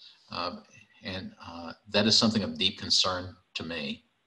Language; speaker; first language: English; native; English